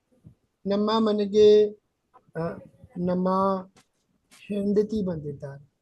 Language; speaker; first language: Kannada; non-native, learner; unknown